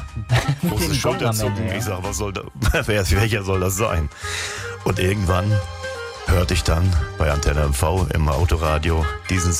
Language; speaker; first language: German; native; German